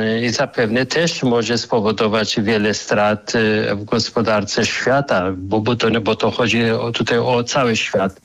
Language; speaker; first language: Polish; non-native, fluent; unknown